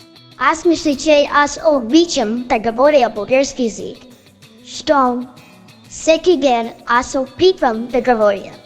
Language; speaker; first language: Bulgarian; non-native, learner; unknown